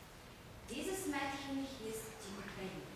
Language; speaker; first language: German; non-native, learner; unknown